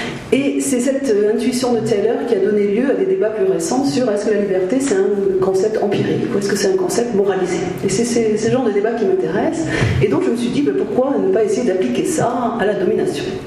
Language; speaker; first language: French; native; French